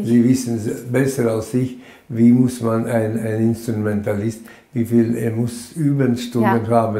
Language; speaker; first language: German; non-native, fluent; Latvian